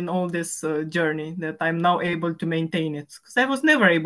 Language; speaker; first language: English; non-native, fluent; Romanian